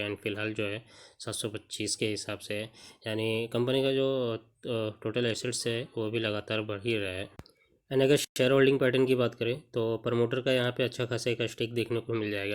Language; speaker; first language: Hindi; native; Hindi